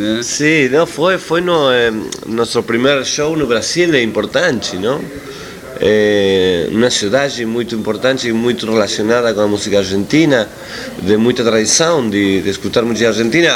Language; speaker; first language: Portuguese; non-native, learner; Spanish